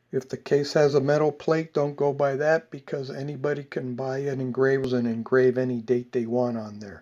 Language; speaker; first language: English; native; English